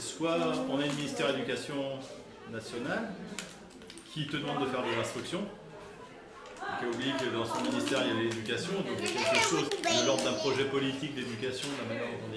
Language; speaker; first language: French; native; French